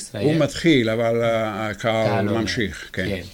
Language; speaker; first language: Hebrew; non-native, fluent; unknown